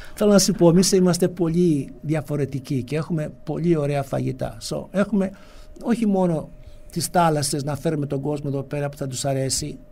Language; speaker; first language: Greek; early bilingual, heritage; Greek